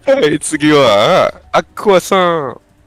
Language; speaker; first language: Japanese; non-native, learner; Malay